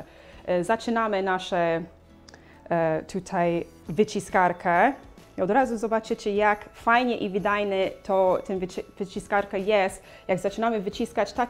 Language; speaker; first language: Polish; non-native, learner; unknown